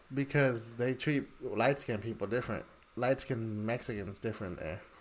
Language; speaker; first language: English; early bilingual, other home language; Spanish